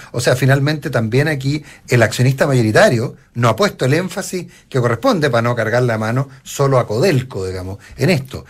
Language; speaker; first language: Spanish; native; Spanish